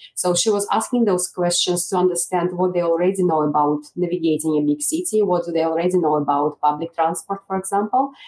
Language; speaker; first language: English; non-native, fluent; Russian